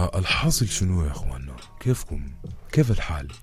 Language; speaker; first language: Arabic; early bilingual, heritage; Arabic